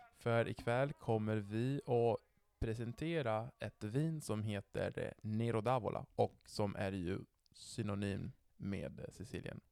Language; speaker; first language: Swedish; non-native, fluent; Italian